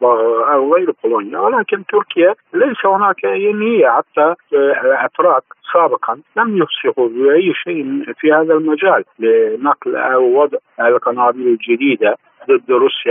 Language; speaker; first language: Arabic; non-native, fluent; Turkish